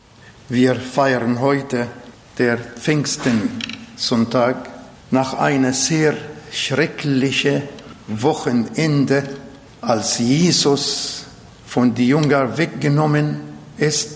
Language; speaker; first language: German; non-native, fluent; Arabic